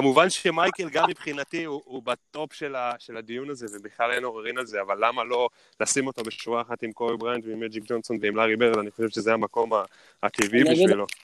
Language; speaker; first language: Hebrew; native; Hebrew